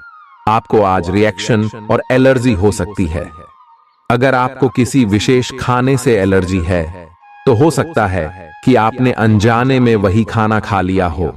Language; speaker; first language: Hindi; native; Hindi